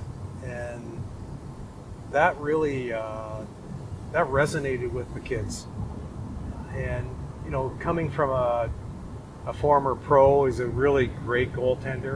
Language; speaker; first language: English; native; English